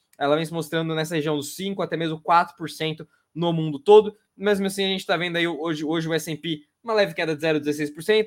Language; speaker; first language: Portuguese; native; Portuguese